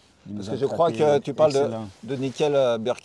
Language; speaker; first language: French; native; French